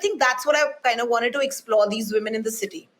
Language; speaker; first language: English; non-native, local second language; Hindi